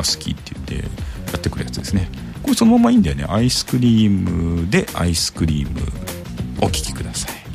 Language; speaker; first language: Japanese; native; Japanese